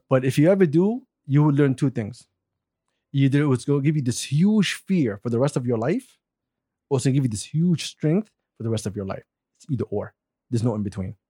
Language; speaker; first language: English; non-native, fluent; Arabic